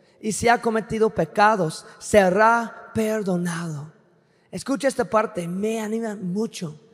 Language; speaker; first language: Spanish; non-native, fluent; English